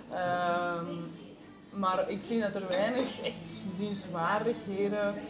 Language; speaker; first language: Dutch; native; Dutch